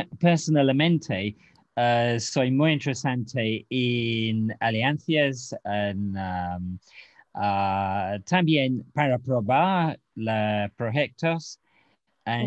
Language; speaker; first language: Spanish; non-native, learner; English